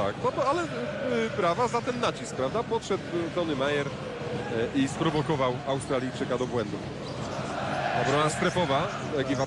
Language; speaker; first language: Polish; native; Polish